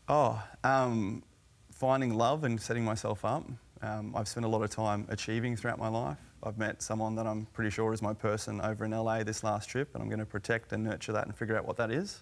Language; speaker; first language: English; native; English